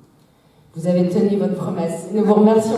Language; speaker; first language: French; native; French